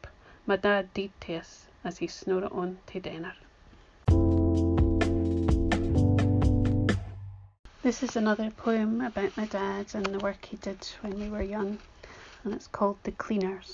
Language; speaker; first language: English; native; English